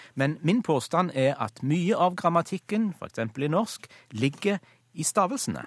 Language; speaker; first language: Norwegian; native; Norwegian